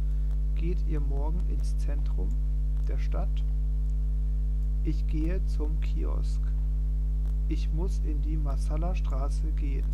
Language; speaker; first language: German; non-native, fluent; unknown